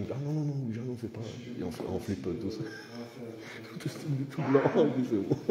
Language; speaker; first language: French; native; French